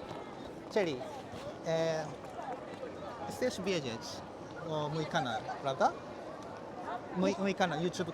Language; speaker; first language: Polish; non-native, learner; Japanese